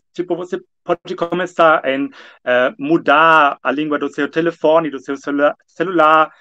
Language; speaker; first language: Portuguese; non-native, fluent; German